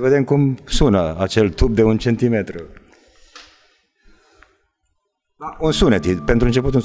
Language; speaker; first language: Romanian; native; Romanian